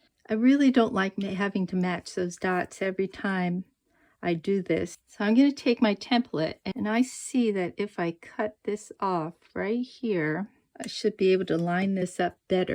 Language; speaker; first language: English; native; English